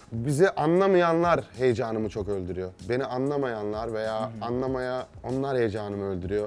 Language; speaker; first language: Turkish; early bilingual, heritage; Turkish